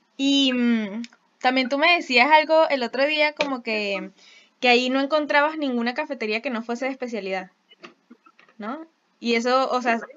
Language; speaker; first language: Spanish; native; Spanish